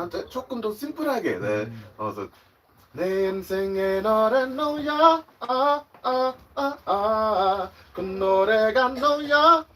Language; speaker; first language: Korean; non-native, learner; English